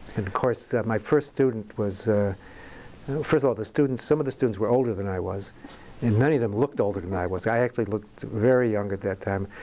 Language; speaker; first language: English; native; English